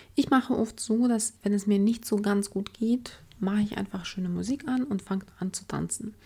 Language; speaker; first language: German; non-native, fluent; Ukrainian